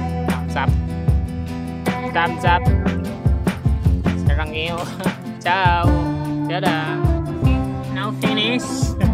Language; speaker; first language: English; non-native, learner; Indonesian